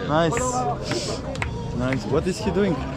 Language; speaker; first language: English; non-native, fluent; Macedonian